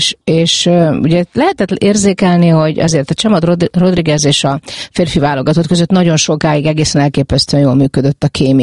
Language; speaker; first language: Hungarian; native; Hungarian